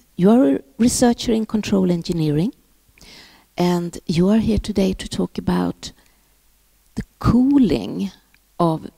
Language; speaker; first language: English; non-native, fluent; Swedish